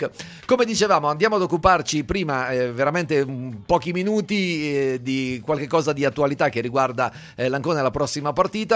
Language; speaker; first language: Italian; native; Italian